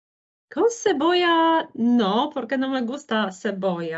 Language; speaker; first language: Spanish; non-native, fluent; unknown